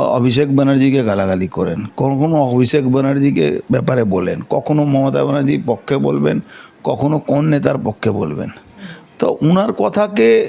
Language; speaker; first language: Bangla; non-native, local second language; Hindi